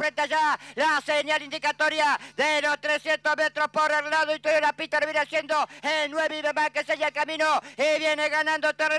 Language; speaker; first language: Spanish; native; Spanish